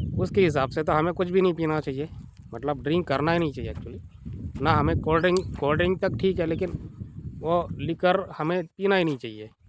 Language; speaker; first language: Hindi; non-native, local second language; Marathi